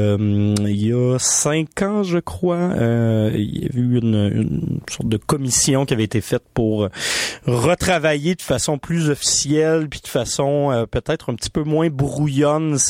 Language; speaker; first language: French; native; French